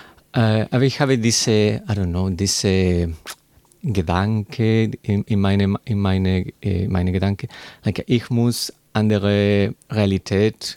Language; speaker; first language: German; non-native, learner; Spanish